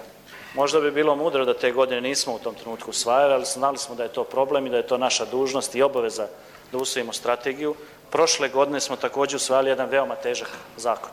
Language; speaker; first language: Croatian; native; Croatian